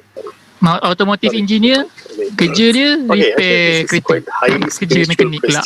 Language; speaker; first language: Malay; native; Malay